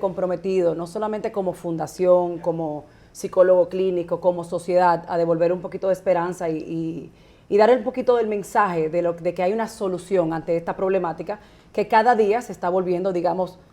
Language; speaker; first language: Spanish; native; Spanish